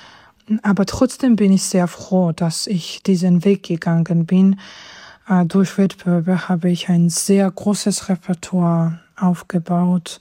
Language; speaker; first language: German; non-native, fluent; Georgian